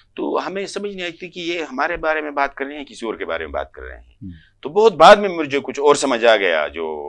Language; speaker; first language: Urdu; non-native, local second language; Pashto